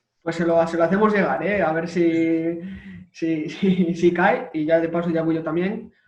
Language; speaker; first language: Spanish; native; Spanish